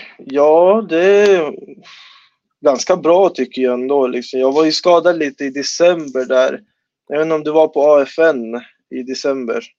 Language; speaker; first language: Swedish; early bilingual, other home language; Spanish